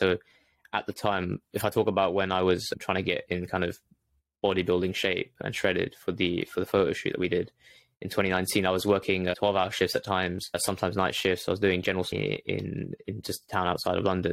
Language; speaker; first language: English; native; English